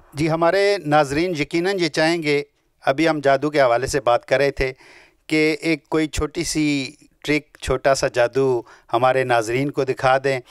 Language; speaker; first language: Urdu; non-native, local second language; Punjabi